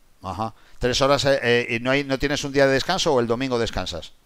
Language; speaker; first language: Spanish; native; Spanish